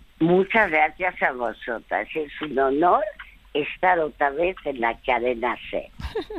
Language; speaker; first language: Spanish; early bilingual, other home language; French